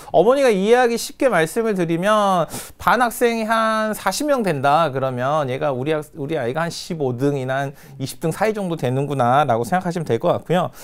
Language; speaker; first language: Korean; native; Korean